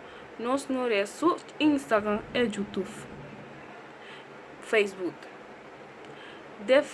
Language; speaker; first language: French; non-native, learner; Spanish